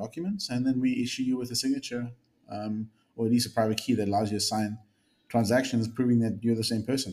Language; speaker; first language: English; native; English